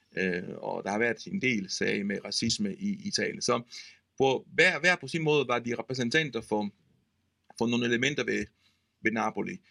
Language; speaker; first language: Danish; non-native, fluent; Italian